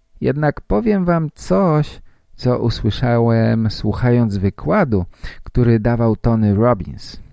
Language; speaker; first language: Polish; native; Polish